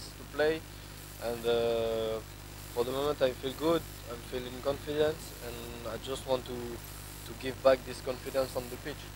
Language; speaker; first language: English; non-native, learner; French